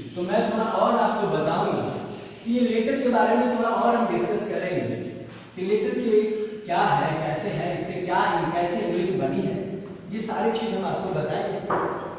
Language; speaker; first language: Hindi; native; Hindi